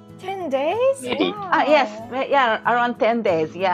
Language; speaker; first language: English; non-native, fluent; Japanese